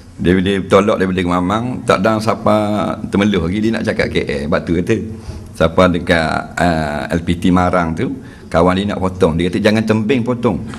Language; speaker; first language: Malay; native; Malay